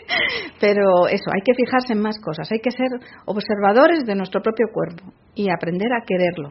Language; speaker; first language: Spanish; native; Spanish